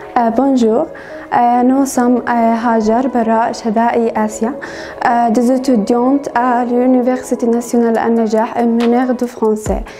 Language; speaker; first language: French; non-native, learner; Arabic